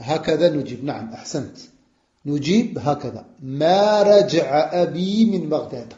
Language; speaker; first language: Arabic; non-native, fluent; French